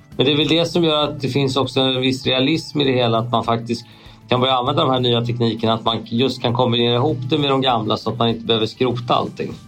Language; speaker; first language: Swedish; native; Swedish